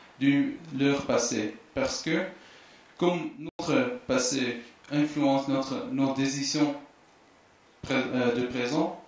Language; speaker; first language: French; non-native, fluent; Dutch